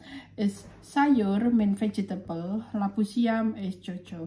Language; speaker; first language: English; non-native, fluent; Indonesian